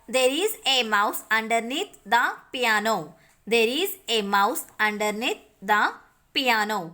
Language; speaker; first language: English; non-native, local second language; Telugu